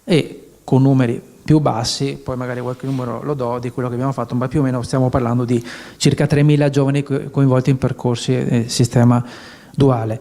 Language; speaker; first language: Italian; native; Italian